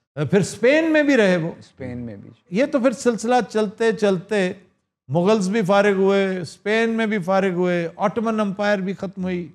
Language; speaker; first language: Urdu; native; Urdu